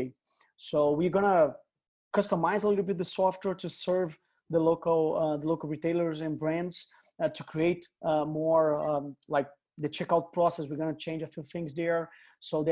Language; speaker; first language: English; non-native, fluent; Portuguese